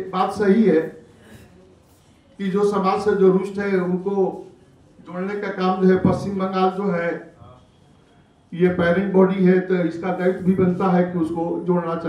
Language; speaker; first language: Hindi; native; Hindi